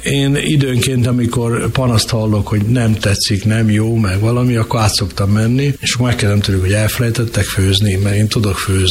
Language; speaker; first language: Hungarian; native; Hungarian